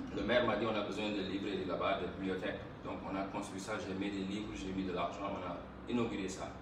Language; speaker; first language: French; non-native, local second language; Wolof